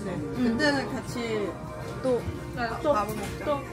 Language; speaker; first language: Korean; non-native, learner; Japanese